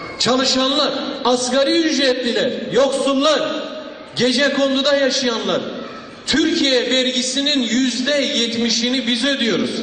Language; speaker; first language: Turkish; non-native, local second language; Kurdish